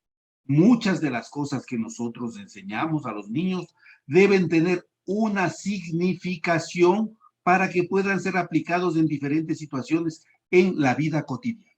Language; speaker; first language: Spanish; native; Spanish